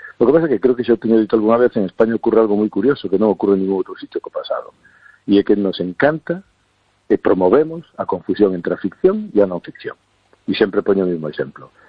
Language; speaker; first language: Galician; non-native, local second language; Spanish